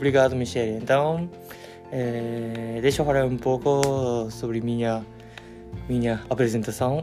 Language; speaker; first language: Portuguese; non-native, learner; Japanese